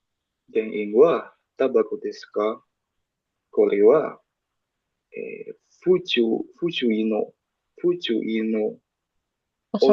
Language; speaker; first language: Japanese; non-native, learner; Indonesian